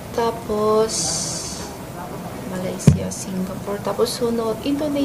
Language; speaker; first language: Filipino; non-native, learner; Chinese